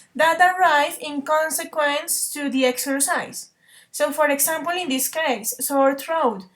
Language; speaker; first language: English; non-native, fluent; Spanish